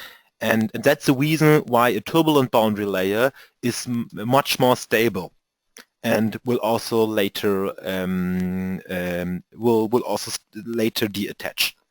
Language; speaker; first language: English; non-native, fluent; German